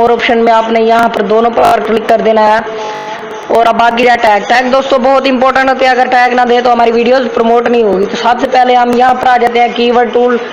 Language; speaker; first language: Urdu; non-native, local second language; Punjabi